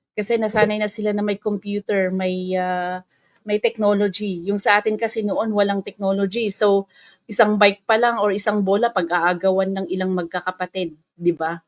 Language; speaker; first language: Filipino; non-native, local second language; Iloko